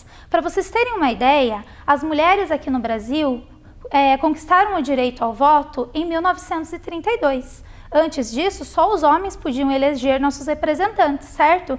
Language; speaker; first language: Portuguese; native; Portuguese